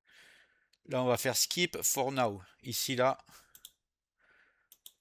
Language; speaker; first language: French; native; French